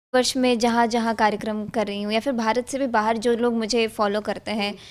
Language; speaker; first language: Hindi; native; Hindi